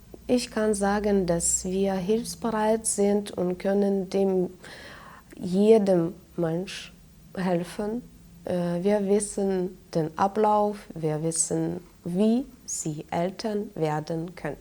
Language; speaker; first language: German; non-native, fluent; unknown